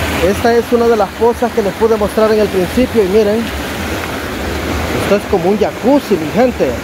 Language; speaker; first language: Spanish; native; Spanish